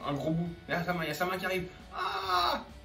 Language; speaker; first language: French; native; French